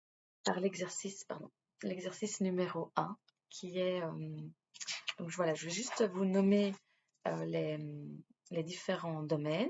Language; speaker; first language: French; native; French